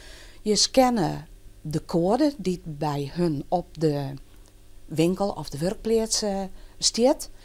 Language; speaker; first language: Dutch; non-native, local second language; Western Frisian